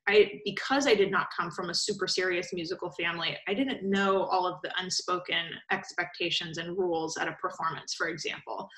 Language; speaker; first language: English; native; English